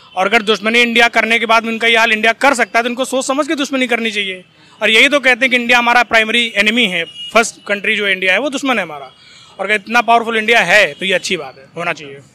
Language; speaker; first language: Hindi; native; Hindi